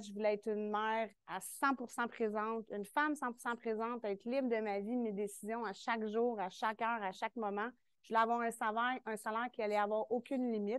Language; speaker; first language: French; native; French